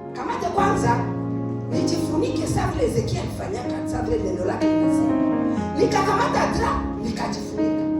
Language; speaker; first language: Swahili; native; Swahili